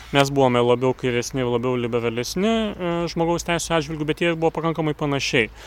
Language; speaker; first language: Lithuanian; native; Lithuanian